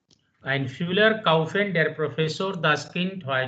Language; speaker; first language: German; non-native, fluent; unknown